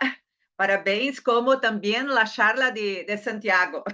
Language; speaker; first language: Spanish; non-native, learner; Portuguese